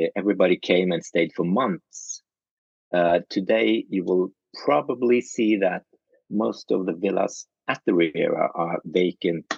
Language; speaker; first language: English; non-native, fluent; Norwegian